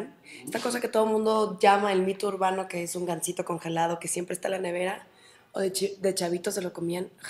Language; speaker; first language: Spanish; native; Spanish